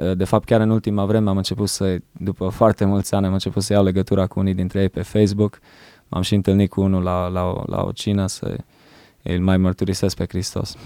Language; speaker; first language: Romanian; early bilingual, heritage; Romanian